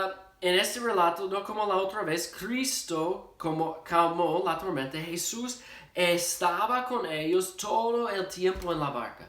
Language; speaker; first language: Spanish; non-native, fluent; English